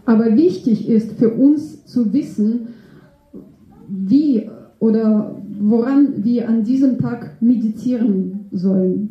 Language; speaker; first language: German; non-native, fluent; Russian